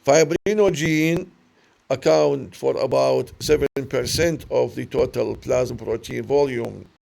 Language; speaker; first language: English; non-native, learner; Arabic